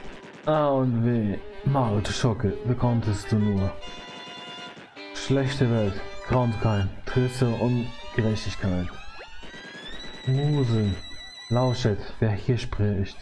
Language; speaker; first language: German; native; German